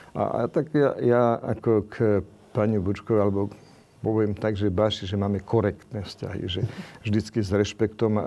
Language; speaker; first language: Slovak; non-native, local second language; Romany